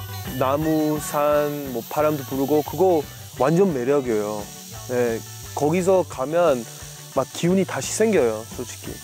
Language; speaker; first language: Korean; non-native, fluent; English